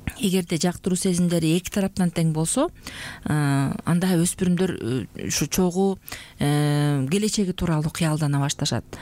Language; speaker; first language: Kyrgyz; native; Kyrgyz